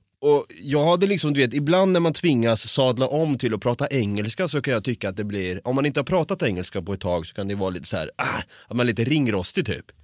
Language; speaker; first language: Swedish; native; Swedish